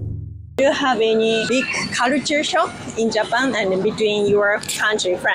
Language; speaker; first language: English; non-native, fluent; Japanese